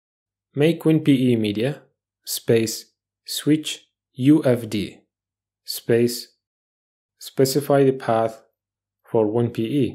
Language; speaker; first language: English; non-native, fluent; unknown